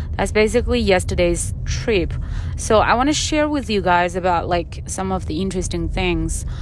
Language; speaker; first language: English; non-native, fluent; Chinese